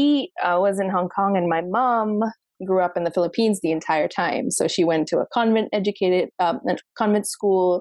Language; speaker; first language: English; non-native, local second language; Sindhi